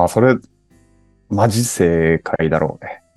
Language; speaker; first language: Japanese; native; Japanese